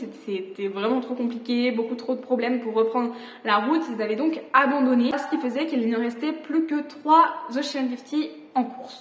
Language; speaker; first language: French; native; French